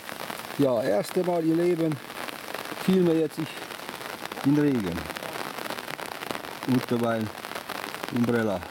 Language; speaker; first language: German; non-native, learner; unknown